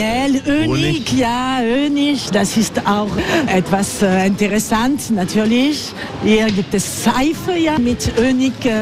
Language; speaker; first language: German; non-native, learner; French